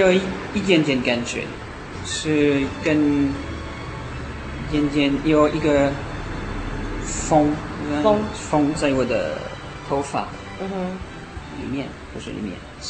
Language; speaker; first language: Chinese; non-native, learner; French